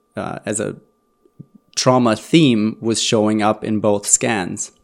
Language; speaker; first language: English; non-native, fluent; German